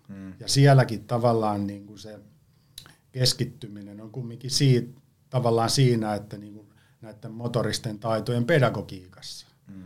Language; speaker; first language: Finnish; native; Finnish